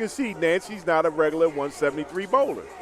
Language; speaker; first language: English; native; English